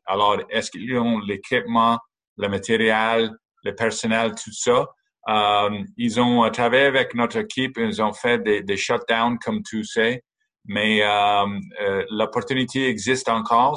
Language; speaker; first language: French; non-native, learner; English